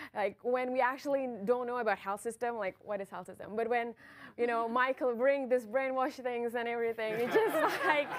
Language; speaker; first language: English; non-native, fluent; Indonesian